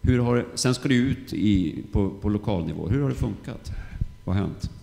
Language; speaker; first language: Swedish; native; Swedish